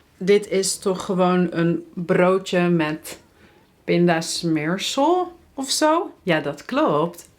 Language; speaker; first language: Dutch; native; Dutch